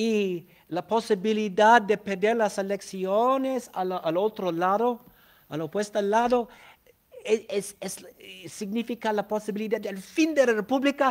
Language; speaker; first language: Spanish; non-native, fluent; English